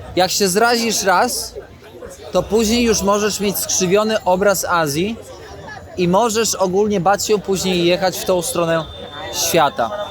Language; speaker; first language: Polish; native; Polish